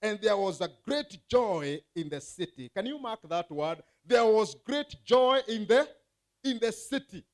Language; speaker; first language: English; non-native, local second language; Swahili